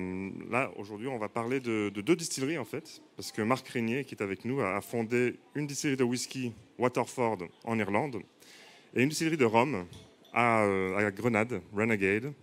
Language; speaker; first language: French; native; French